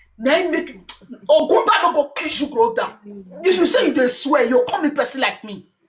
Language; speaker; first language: Nigerian Pidgin; native; Nigerian Pidgin